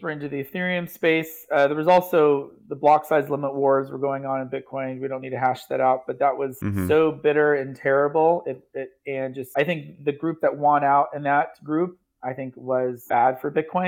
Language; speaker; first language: English; native; English